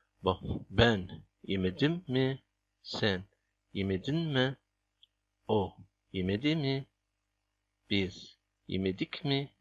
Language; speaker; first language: Turkish; non-native, fluent; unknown